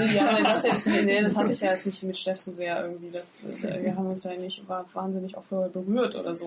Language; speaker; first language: German; native; German